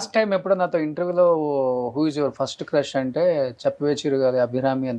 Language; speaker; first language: Telugu; native; Telugu